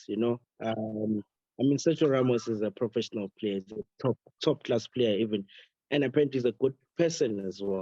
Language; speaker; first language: English; non-native, local second language; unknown